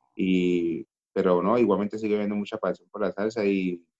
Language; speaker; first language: Spanish; native; Spanish